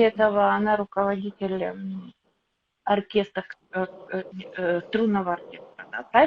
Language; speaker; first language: Russian; native; Russian